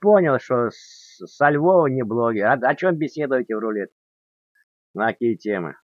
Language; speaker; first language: Russian; native; Russian